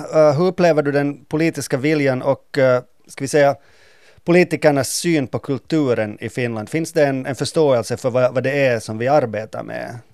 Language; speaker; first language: Swedish; native; Swedish